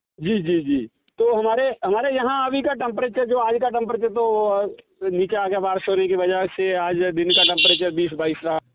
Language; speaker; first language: Hindi; non-native, local second language; Punjabi